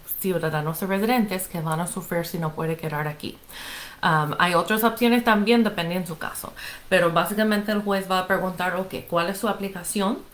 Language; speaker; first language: Spanish; non-native, fluent; English